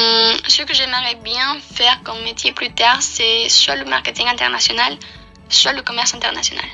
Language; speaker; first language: French; non-native, fluent; Spanish